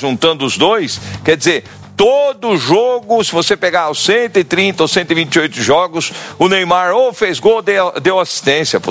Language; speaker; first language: Portuguese; native; Portuguese